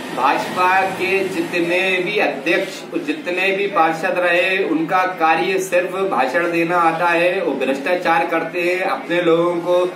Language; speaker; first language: Hindi; native; Hindi